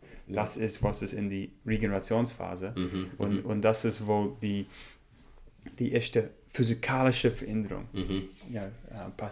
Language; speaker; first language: German; non-native, learner; English